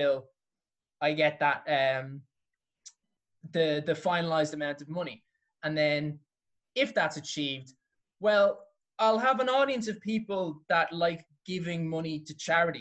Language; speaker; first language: English; native; English